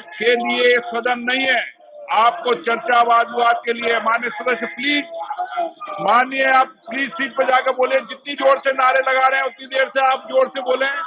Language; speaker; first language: Hindi; native; Hindi